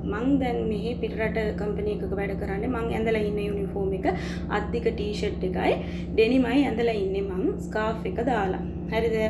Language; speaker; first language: Sinhala; non-native, local second language; Tamil